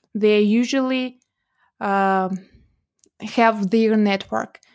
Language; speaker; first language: English; non-native, fluent; Russian